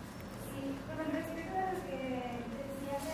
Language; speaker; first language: Spanish; native; Spanish